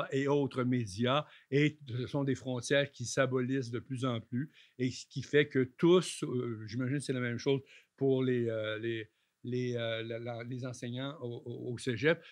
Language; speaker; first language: French; native; French